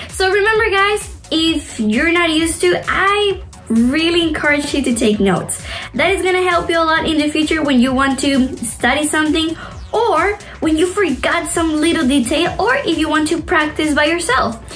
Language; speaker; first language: English; non-native, fluent; Spanish